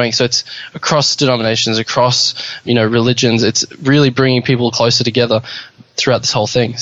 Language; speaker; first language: English; native; English